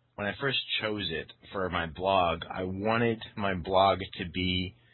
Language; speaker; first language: English; early bilingual, other home language; Chinese